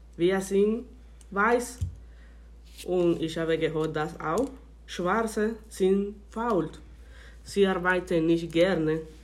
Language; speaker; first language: German; non-native, learner; Spanish